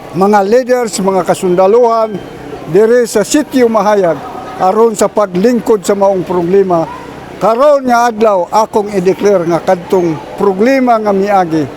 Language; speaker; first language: Cebuano; non-native, local second language; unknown